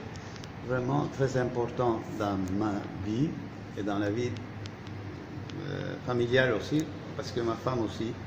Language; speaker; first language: French; non-native, fluent; Turkish